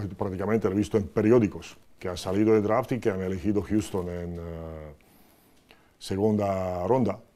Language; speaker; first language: Spanish; non-native, fluent; Croatian